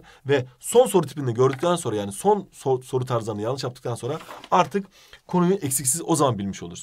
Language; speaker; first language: Turkish; native; Turkish